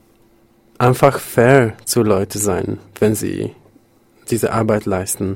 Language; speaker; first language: German; non-native, fluent; Polish